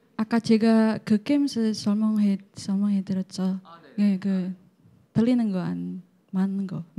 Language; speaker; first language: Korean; non-native, learner; Indonesian